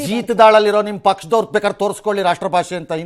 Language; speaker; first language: Kannada; native; Kannada